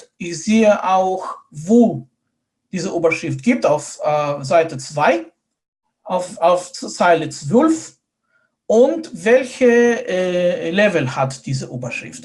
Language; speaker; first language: German; non-native, fluent; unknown